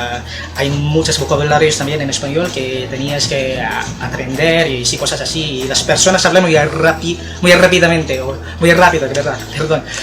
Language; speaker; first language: Spanish; non-native, fluent; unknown